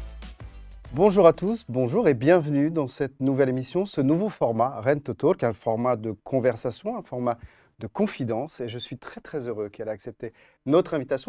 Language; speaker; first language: French; native; French